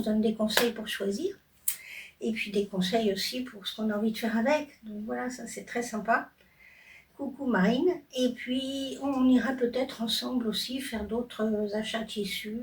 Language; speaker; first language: French; native; French